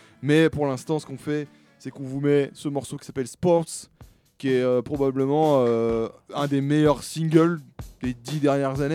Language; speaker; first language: French; native; French